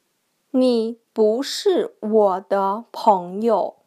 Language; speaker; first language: Chinese; non-native, learner; English